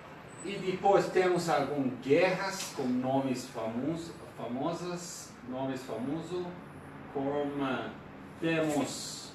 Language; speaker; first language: Portuguese; non-native, fluent; Persian